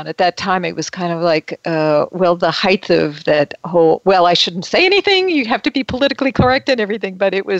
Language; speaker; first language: English; native; English